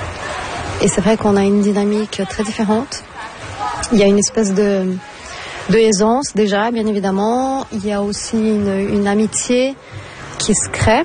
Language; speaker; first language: French; non-native, fluent; Portuguese